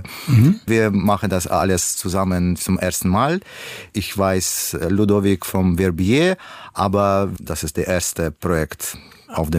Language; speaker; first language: German; non-native, learner; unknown